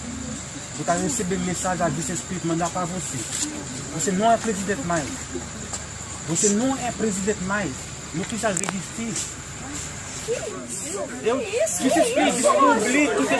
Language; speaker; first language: Portuguese; non-native, learner; Haitian Creole